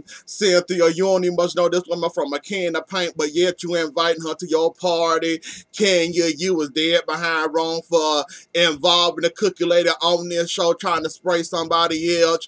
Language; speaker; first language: English; native; English